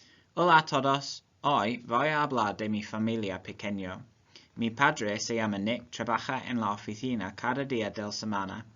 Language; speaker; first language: Spanish; non-native, learner; English